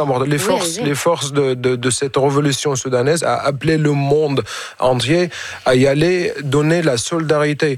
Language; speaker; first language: French; non-native, fluent; Arabic